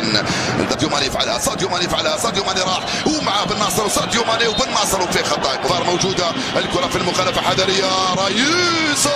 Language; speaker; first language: Arabic; native; Arabic